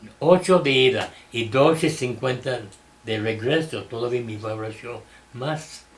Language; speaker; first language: Spanish; non-native, fluent; English